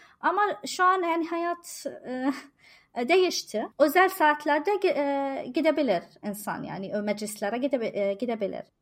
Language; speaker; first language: Turkish; non-native, fluent; Arabic